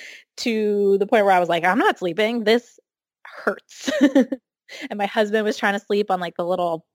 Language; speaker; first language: English; native; English